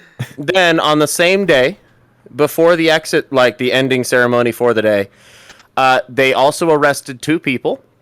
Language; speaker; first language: English; native; English